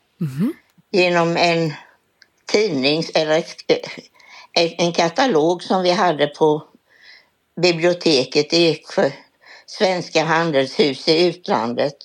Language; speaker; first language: Swedish; native; Swedish